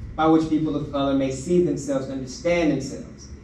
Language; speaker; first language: English; native; English